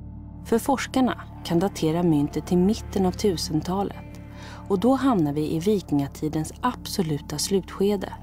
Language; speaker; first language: Swedish; native; Swedish